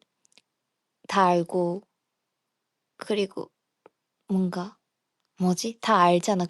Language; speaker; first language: Korean; non-native, fluent; Japanese